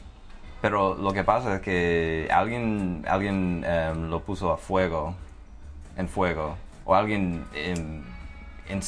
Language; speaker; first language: Spanish; non-native, fluent; English